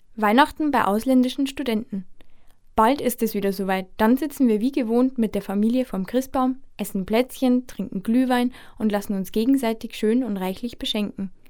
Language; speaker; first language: German; native; German